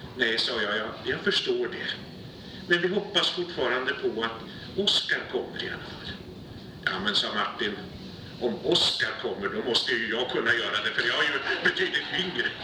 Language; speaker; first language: Swedish; native; Swedish